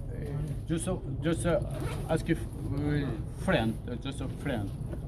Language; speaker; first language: English; non-native, learner; Persian